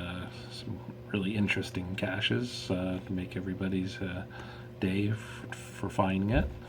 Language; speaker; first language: English; native; English